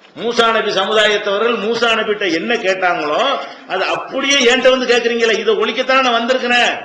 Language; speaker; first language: Tamil; native; Tamil